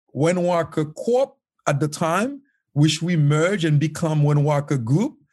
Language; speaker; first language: English; non-native, fluent; Haitian Creole